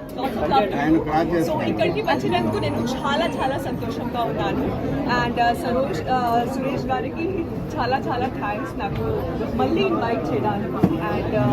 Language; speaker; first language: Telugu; non-native, learner; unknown